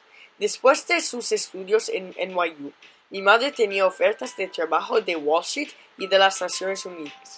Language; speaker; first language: Spanish; non-native, fluent; English